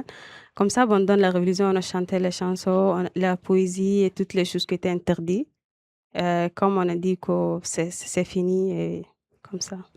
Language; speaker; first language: French; non-native, learner; Arabic